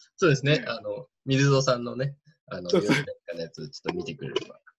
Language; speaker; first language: Japanese; native; Japanese